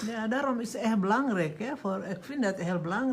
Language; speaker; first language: Dutch; non-native, learner; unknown